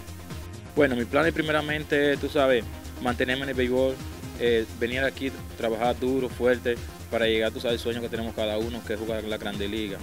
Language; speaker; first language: Spanish; native; Spanish